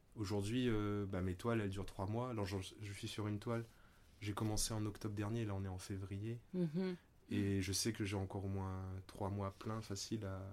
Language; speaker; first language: French; native; French